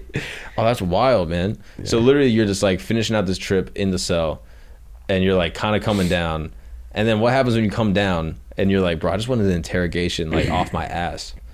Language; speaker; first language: English; native; English